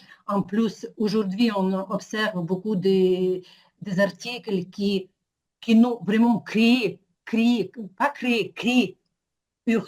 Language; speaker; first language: French; non-native, fluent; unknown